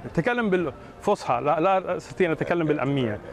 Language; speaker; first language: Arabic; non-native, fluent; English